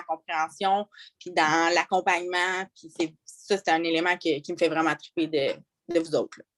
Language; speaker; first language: French; native; French